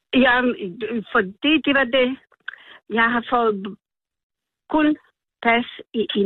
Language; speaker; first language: Danish; non-native, learner; Polish